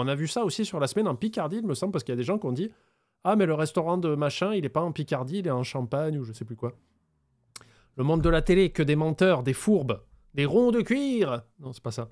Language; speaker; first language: French; native; French